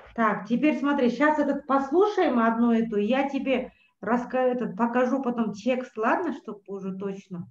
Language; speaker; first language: Russian; native; Russian